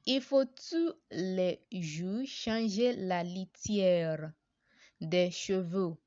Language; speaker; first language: French; non-native, learner; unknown